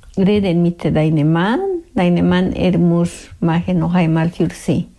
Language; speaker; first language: German; non-native, learner; Spanish